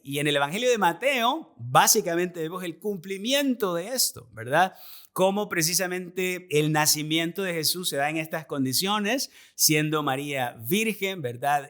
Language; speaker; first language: Spanish; native; Spanish